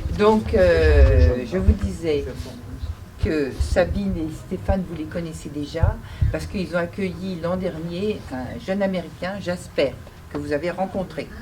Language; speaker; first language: French; native; French